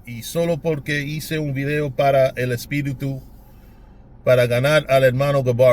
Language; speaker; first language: Spanish; early bilingual, other home language; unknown